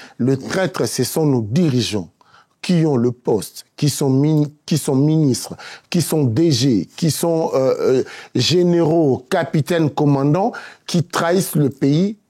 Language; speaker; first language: French; non-native, local second language; Lingala